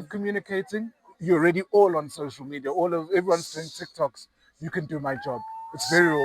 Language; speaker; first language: English; non-native, local second language; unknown